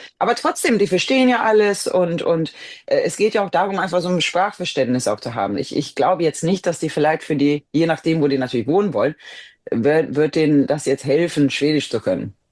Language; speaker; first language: German; non-native, fluent; Swedish